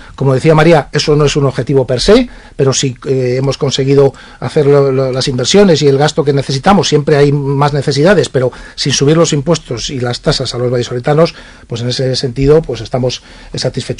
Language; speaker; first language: Spanish; native; Spanish